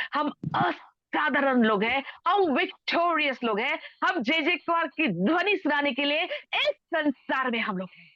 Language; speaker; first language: Hindi; non-native, local second language; Telugu